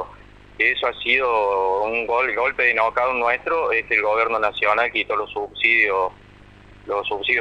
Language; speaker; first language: Spanish; native; Spanish